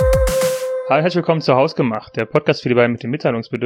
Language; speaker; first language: German; native; German